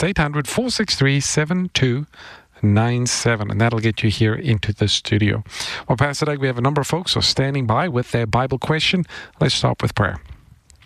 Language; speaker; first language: English; native; English